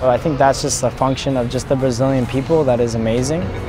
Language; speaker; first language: English; early bilingual, other home language; Spanish